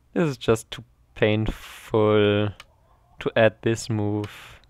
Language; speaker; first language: English; non-native, fluent; German